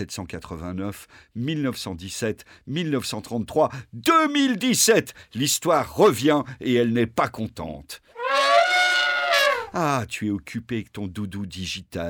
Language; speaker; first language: French; native; French